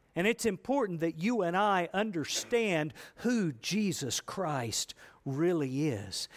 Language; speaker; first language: English; native; English